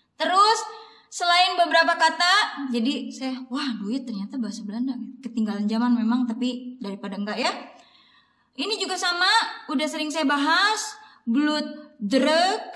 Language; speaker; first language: Indonesian; native; Indonesian